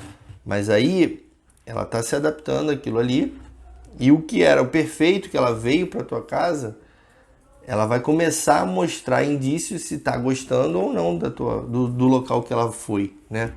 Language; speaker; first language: Portuguese; native; Portuguese